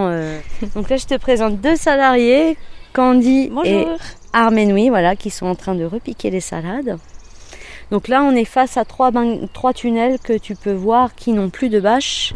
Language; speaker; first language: French; native; French